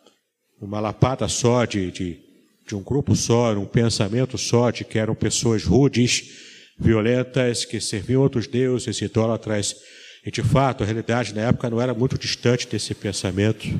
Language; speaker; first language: Portuguese; native; Portuguese